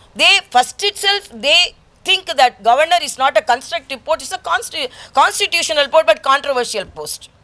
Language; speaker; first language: English; non-native, local second language; Tamil